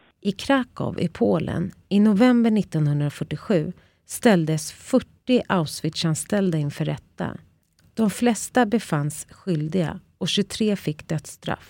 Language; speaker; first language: Swedish; native; Swedish